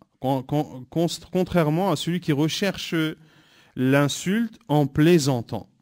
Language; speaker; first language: French; native; French